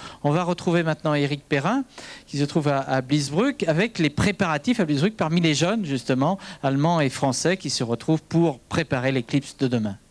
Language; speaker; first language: French; native; French